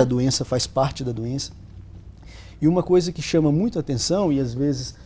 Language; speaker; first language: Portuguese; native; Portuguese